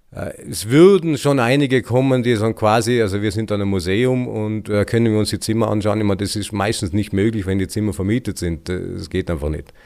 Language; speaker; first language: German; native; German